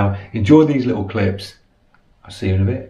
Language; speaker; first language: English; native; English